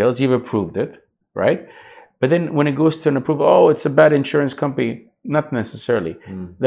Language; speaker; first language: English; native; English